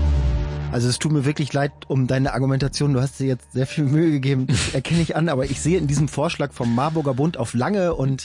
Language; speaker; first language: German; native; German